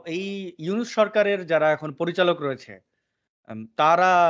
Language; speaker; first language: Bangla; native; Bangla